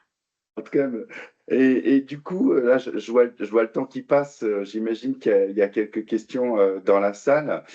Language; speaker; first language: French; native; French